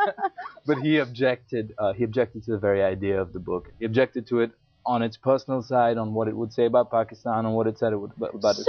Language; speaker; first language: English; non-native, local second language; Urdu